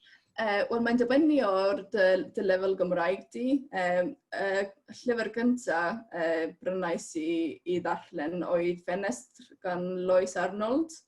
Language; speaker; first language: Welsh; non-native, fluent; Estonian